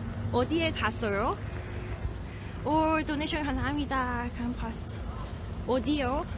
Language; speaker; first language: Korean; non-native, learner; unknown